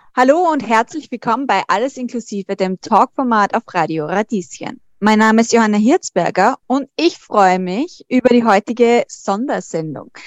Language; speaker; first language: German; native; German